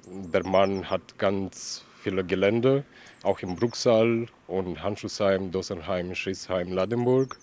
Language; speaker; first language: German; non-native, fluent; Romanian